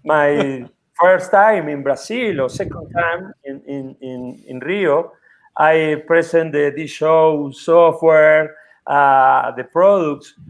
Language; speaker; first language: English; non-native, learner; Spanish